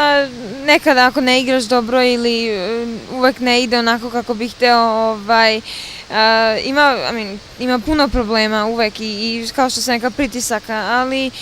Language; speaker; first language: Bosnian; early bilingual, other home language; Serbian